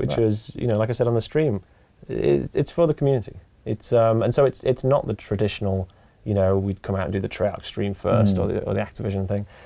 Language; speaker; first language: English; native; English